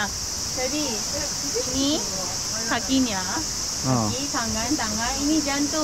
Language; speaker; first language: Indonesian; non-native, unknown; Japanese